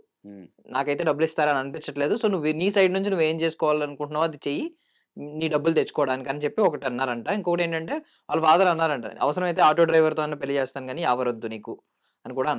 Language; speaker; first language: Telugu; native; Telugu